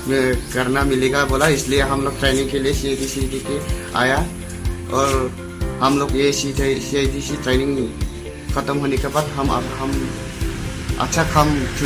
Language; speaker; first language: Hindi; non-native, local second language; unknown